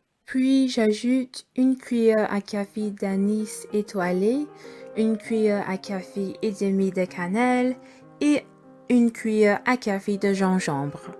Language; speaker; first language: French; non-native, fluent; English